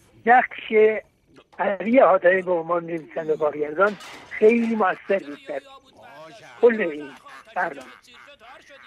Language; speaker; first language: Persian; native; Persian